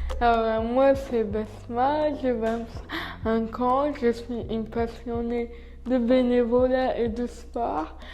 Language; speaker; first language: French; early bilingual, other home language; Arabic